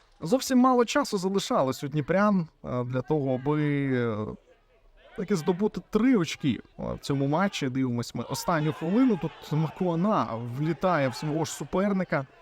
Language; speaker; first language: Ukrainian; native; Ukrainian